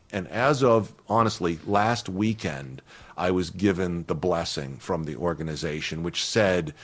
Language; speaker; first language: English; native; English